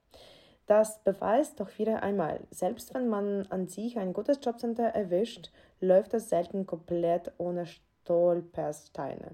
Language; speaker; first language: German; non-native, fluent; Ukrainian